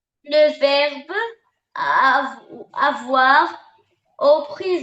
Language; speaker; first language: French; non-native, learner; Arabic